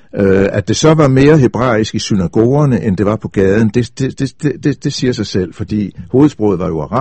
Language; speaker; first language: Danish; native; Danish